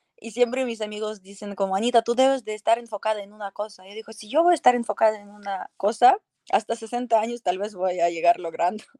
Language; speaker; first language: Spanish; non-native, fluent; Ukrainian